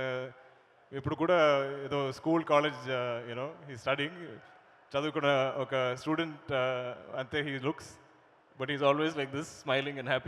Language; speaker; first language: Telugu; non-native, learner; Malayalam